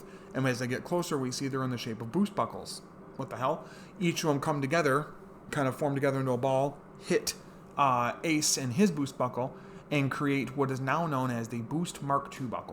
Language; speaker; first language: English; native; English